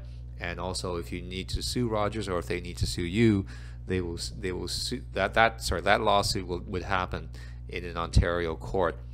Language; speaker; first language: English; native; English